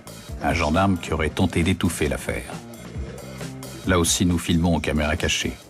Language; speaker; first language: French; native; French